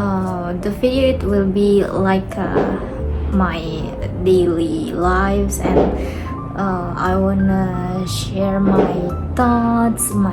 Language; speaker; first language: English; non-native, learner; Indonesian